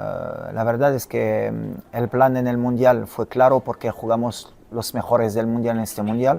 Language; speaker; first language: Spanish; non-native, fluent; French